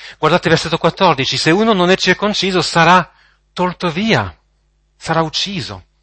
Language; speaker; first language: Italian; non-native, fluent; French